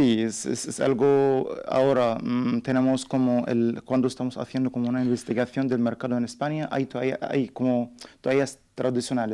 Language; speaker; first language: Spanish; non-native, learner; Arabic